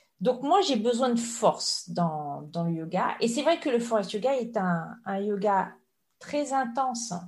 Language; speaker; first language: French; native; French